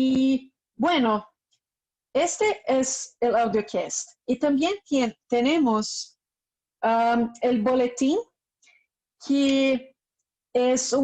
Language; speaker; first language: Spanish; non-native, learner; Portuguese